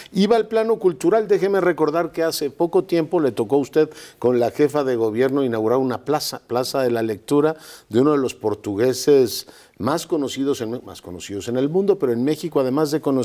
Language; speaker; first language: Spanish; native; Spanish